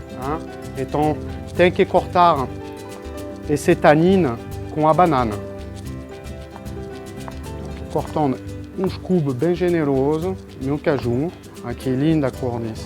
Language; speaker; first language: Portuguese; non-native, fluent; French